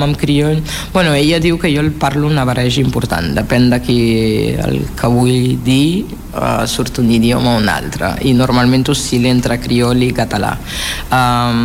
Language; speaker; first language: Catalan; non-native, fluent; Kabuverdianu